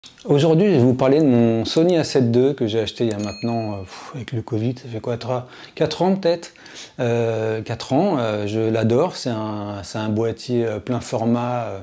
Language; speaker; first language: French; native; French